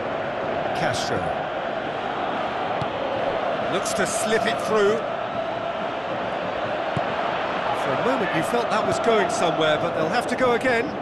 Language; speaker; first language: English; native; English